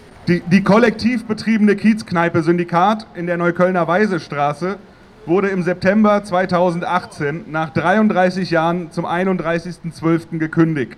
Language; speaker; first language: German; native; German